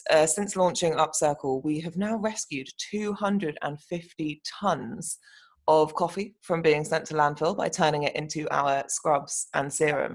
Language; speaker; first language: English; native; English